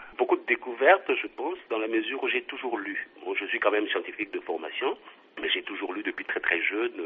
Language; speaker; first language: French; non-native, local second language; Kongo